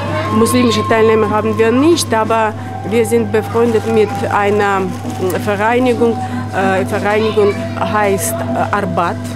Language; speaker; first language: German; non-native, learner; Russian